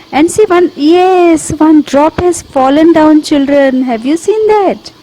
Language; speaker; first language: English; non-native, local second language; Hindi